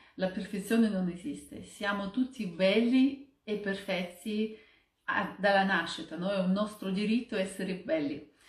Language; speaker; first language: Italian; non-native, fluent; Russian